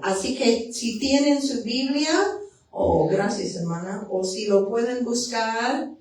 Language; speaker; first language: Spanish; non-native, fluent; English